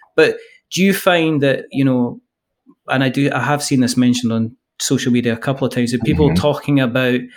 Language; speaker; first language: English; native; English